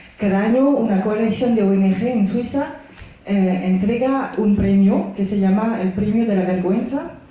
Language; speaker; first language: Spanish; non-native, fluent; French